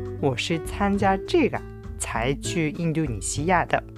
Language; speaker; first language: Chinese; non-native, fluent; Japanese